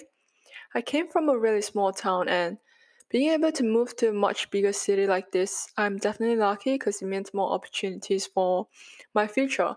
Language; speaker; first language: English; non-native, local second language; Chinese